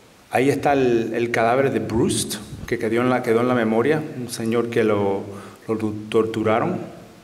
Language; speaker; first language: Spanish; early bilingual, heritage; Spanish